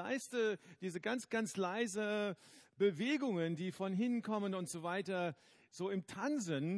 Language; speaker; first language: German; non-native, fluent; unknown